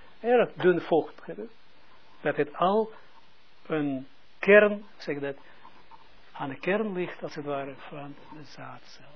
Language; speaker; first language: Dutch; non-native, fluent; Hebrew